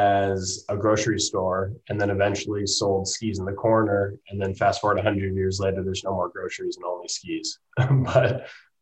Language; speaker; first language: English; native; English